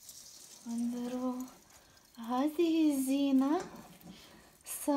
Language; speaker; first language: Arabic; non-native, fluent; Ukrainian